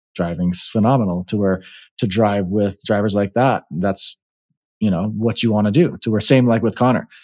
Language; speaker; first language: English; native; English